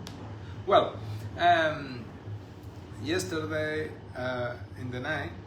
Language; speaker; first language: English; non-native, learner; Spanish